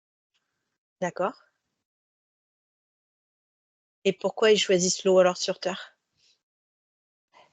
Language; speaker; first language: French; native; French